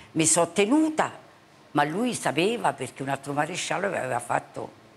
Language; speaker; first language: Italian; native; Italian